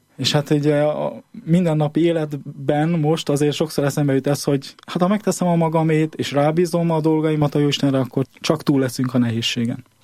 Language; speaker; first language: Hungarian; native; Hungarian